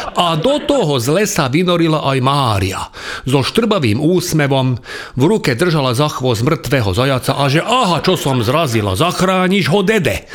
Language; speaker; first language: Slovak; non-native, local second language; Hungarian